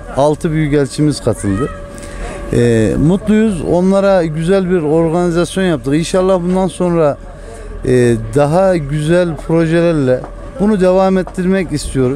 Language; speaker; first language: Turkish; native; Turkish